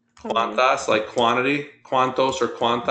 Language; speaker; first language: Spanish; non-native, fluent; English